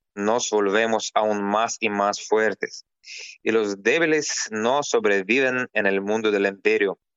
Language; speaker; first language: Spanish; non-native, fluent; Russian